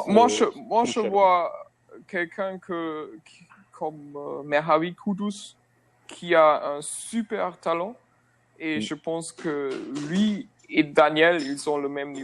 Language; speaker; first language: French; non-native, fluent; German